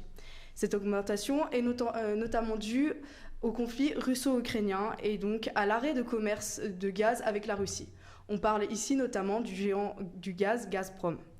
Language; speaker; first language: French; native; French